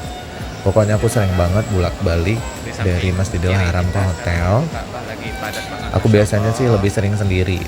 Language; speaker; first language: Indonesian; native; Indonesian